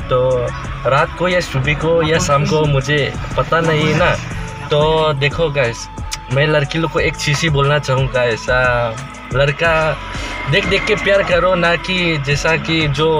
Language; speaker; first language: Hindi; non-native, learner; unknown